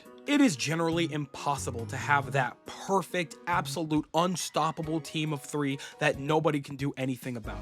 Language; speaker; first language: English; native; English